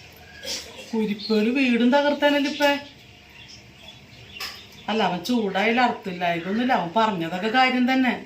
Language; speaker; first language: Malayalam; native; Malayalam